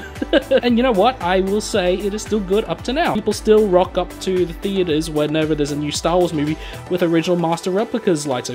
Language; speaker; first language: English; native; English